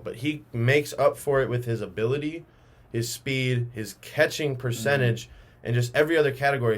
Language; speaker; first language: English; native; English